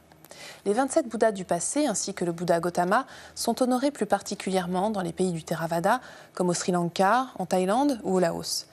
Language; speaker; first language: French; native; French